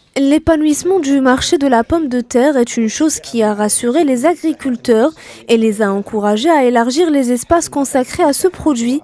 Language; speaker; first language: French; non-native, local second language; Arabic